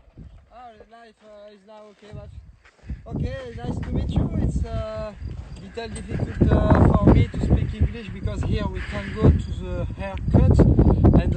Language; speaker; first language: English; non-native, learner; French